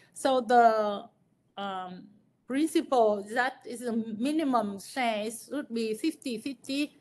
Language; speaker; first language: English; non-native, fluent; Vietnamese